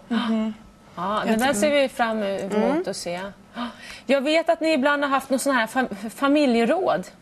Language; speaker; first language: Swedish; native; Swedish